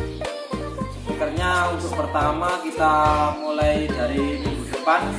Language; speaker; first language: Indonesian; native; Indonesian